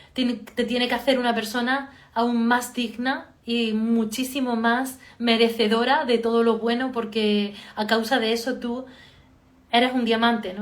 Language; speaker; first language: Spanish; native; Spanish